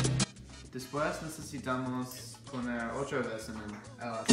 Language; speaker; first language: Spanish; non-native, learner; English